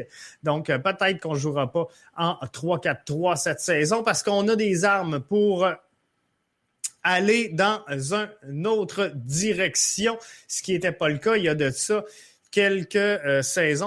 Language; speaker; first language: French; native; French